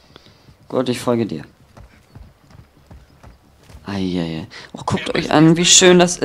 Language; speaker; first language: German; native; German